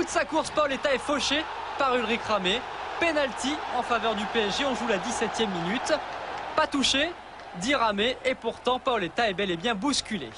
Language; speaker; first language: French; native; French